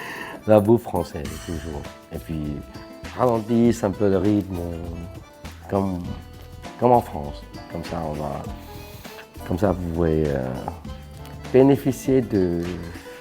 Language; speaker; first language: French; non-native, fluent; Cantonese